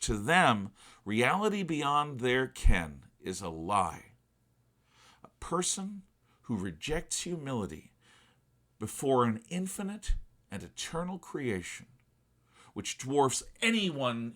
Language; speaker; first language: English; native; English